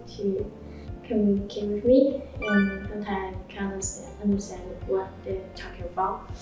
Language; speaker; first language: English; non-native, learner; Cantonese